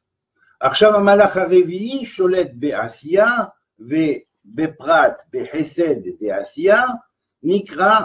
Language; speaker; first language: Hebrew; non-native, fluent; French